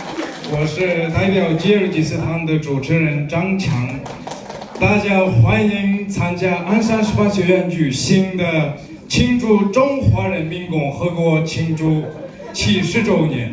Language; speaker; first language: Chinese; non-native, learner; Kyrgyz